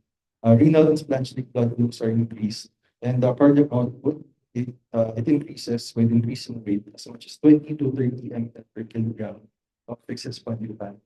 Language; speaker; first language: English; non-native, local second language; Filipino